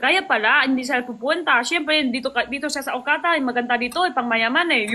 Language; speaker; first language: Filipino; non-native, learner; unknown